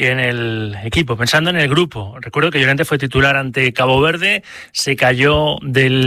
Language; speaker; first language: Spanish; native; Spanish